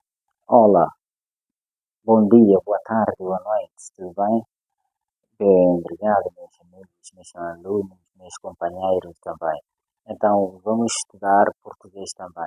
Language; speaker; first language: Portuguese; non-native, learner; Swahili